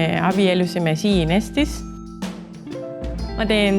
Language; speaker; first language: Estonian; non-native, fluent; Spanish